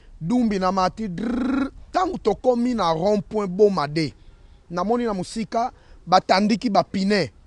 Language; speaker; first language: Lingala; non-native, local second language; Kongo